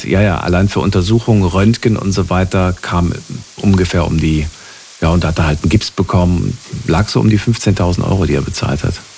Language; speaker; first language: German; native; German